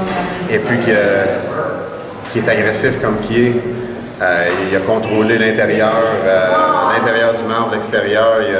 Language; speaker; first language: French; native; French